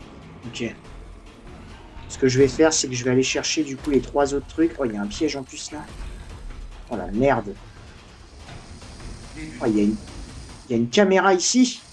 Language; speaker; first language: French; native; French